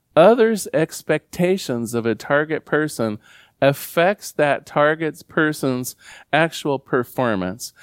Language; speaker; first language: English; native; English